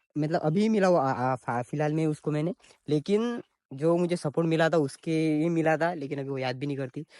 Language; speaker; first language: Hindi; non-native, local second language; Marathi